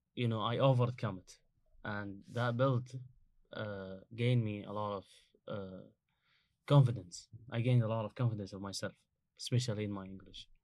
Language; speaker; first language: English; non-native, learner; Arabic